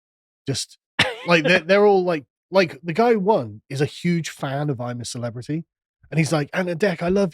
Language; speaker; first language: English; native; English